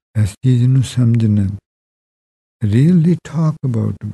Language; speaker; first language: English; non-native, local second language; Punjabi